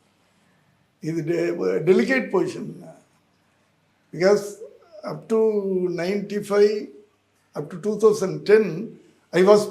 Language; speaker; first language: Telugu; non-native, learner; Tamil